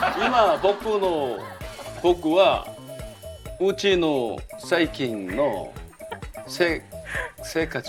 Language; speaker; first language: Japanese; non-native, fluent; Korean